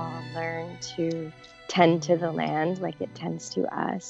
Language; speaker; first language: English; native; English